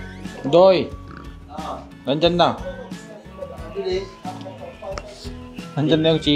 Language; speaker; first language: Filipino; non-native, learner; Korean